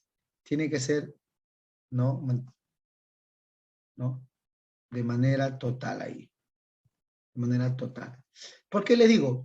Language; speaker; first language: Spanish; native; Spanish